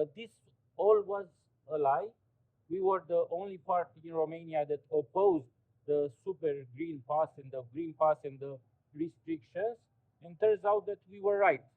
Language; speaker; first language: English; non-native, fluent; Romanian